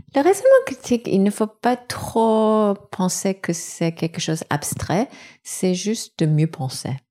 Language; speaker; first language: French; non-native, fluent; Korean